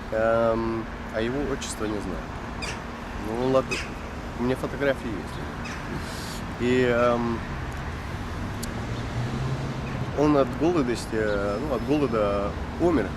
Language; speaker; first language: Russian; early bilingual, heritage; Dutch